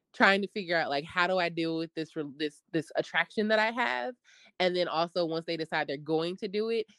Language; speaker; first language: English; native; English